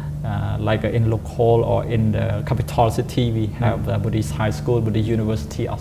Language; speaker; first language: English; non-native, fluent; Khmer